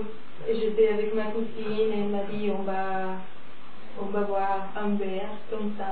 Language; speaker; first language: French; non-native, fluent; Spanish